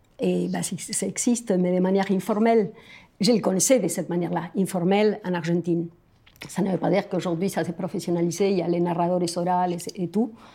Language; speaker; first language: French; non-native, fluent; Spanish